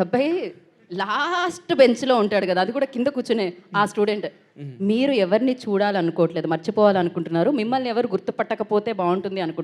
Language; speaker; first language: Telugu; native; Telugu